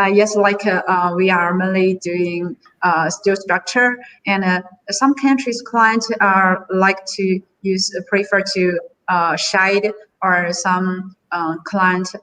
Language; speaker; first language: English; non-native, learner; Chinese